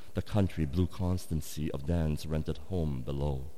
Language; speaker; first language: English; native; English